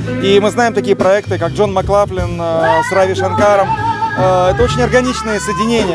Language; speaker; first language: Russian; native; Russian